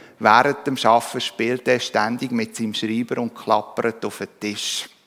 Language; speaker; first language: German; native; German